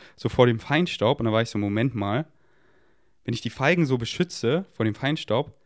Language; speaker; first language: German; native; German